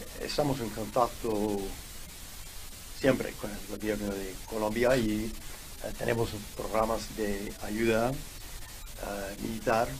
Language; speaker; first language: Spanish; non-native, fluent; English